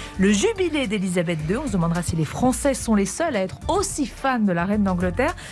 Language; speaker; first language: French; native; French